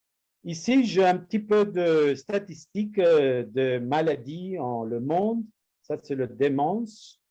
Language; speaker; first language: French; non-native, learner; Spanish